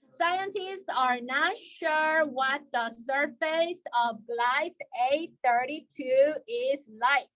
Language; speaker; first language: English; non-native, fluent; Korean